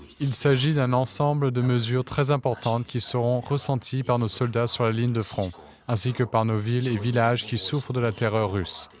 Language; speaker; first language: French; non-native, local second language; Malagasy